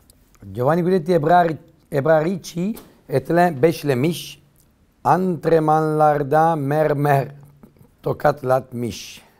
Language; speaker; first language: Turkish; non-native, learner; Italian